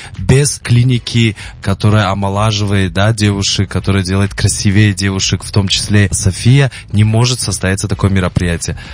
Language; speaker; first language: Russian; non-native, local second language; Tajik